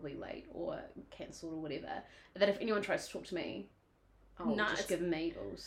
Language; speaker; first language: English; native; English